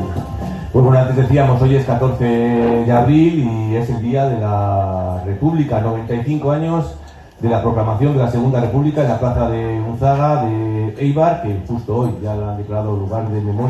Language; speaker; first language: Spanish; native; Spanish